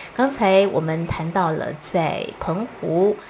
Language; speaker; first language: Chinese; native; Chinese